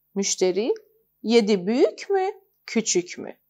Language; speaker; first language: Turkish; non-native, fluent; Persian